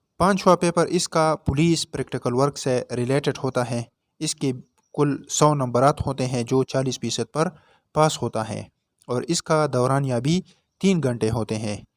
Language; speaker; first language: Urdu; non-native, local second language; Pashto